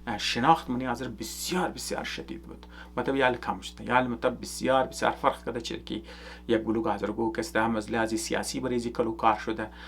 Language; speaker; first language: Persian; native; Persian